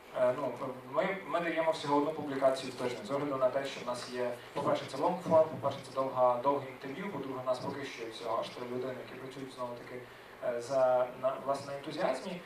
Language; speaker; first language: Ukrainian; native; Ukrainian